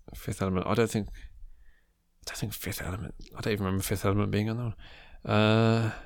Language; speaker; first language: English; native; English